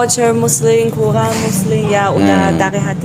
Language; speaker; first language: Indonesian; non-native, learner; Chinese